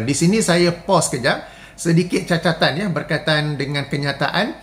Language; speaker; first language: Malay; native; Malay